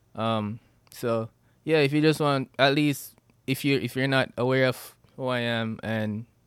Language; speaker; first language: English; non-native, local second language; Jamaican Creole English